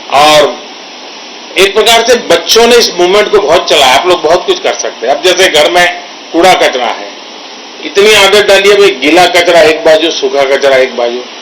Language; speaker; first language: Hindi; non-native, local second language; Gujarati